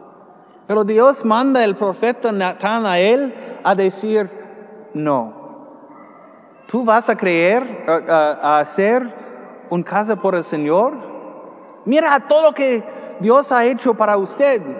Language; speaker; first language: Spanish; non-native, learner; English